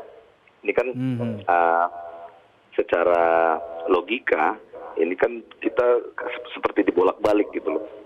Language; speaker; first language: Indonesian; native; Indonesian